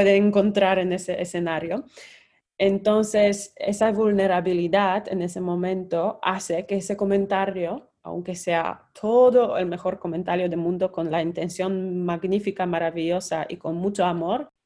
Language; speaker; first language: Spanish; non-native, fluent; Polish